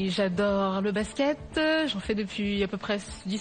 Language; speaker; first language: French; native; French